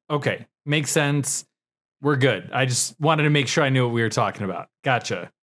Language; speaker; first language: English; native; English